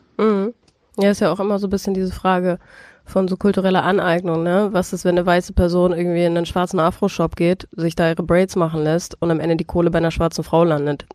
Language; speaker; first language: German; native; German